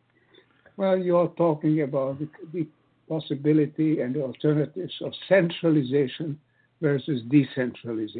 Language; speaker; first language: English; non-native, fluent; Hungarian